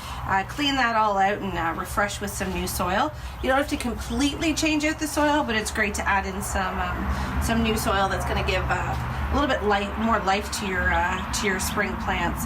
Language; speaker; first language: English; native; English